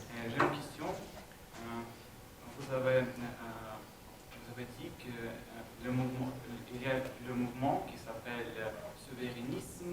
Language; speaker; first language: French; non-native, learner; Russian